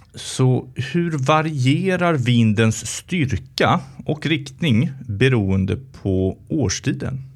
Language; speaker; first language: Swedish; native; Swedish